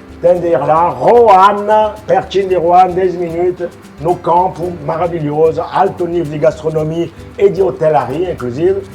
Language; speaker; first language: Portuguese; non-native, fluent; French